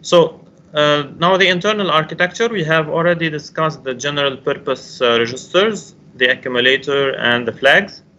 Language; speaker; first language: English; non-native, local second language; Arabic